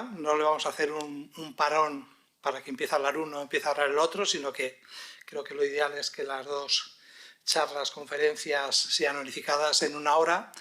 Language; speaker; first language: Spanish; native; Spanish